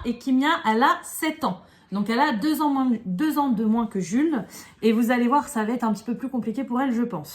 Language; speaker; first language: French; native; French